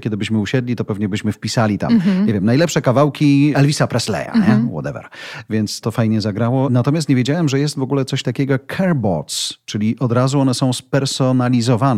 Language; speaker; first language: Polish; native; Polish